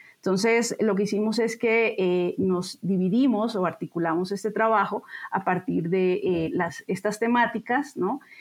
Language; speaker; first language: Spanish; native; Spanish